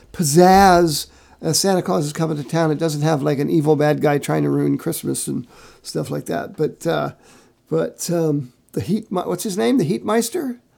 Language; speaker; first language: English; native; English